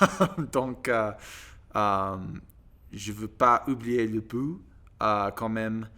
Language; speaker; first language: French; non-native, learner; English